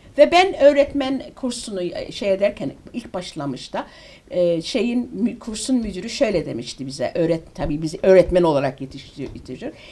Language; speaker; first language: Turkish; early bilingual, heritage; Turkish